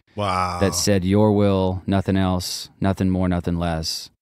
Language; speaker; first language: English; native; English